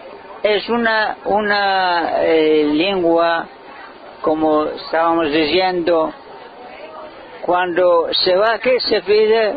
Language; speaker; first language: Spanish; early bilingual, heritage; Ladino